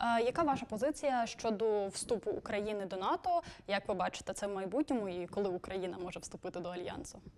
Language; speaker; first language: Ukrainian; native; Ukrainian